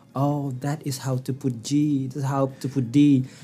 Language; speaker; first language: English; non-native, fluent; Indonesian